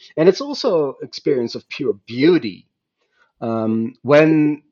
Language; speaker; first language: English; non-native, fluent; Dutch